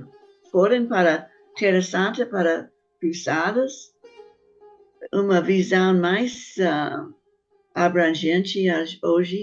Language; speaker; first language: Portuguese; non-native, fluent; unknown